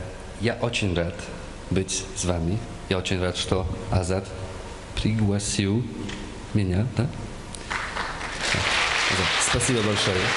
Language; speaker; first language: Russian; non-native, learner; Polish